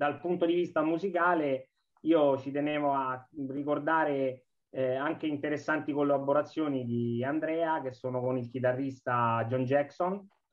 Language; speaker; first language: Italian; native; Italian